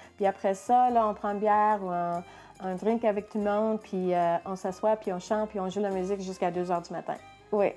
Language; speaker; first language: French; non-native, local second language; English